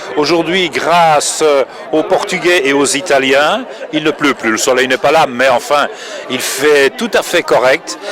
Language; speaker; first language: French; native; French